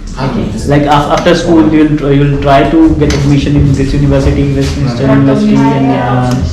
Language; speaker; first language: English; non-native, local second language; Hindi